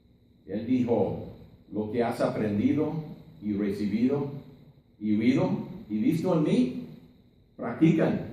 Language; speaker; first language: Spanish; non-native, fluent; English